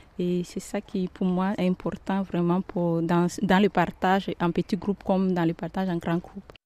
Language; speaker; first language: French; non-native, local second language; Malagasy